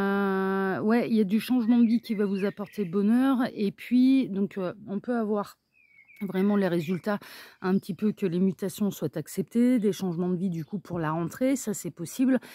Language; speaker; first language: French; native; French